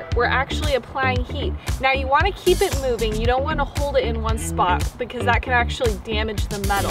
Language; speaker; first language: English; native; English